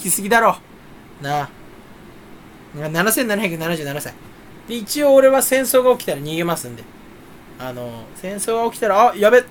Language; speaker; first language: Japanese; native; Japanese